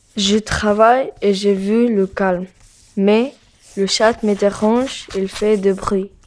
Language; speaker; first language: French; non-native, learner; Russian